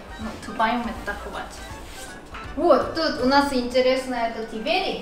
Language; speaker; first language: Russian; non-native, fluent; Korean